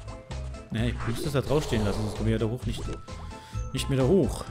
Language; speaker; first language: German; native; German